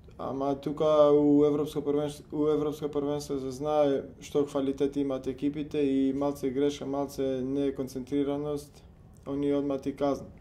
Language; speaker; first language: Macedonian; non-native, local second language; Albanian